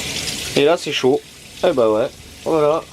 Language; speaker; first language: French; native; French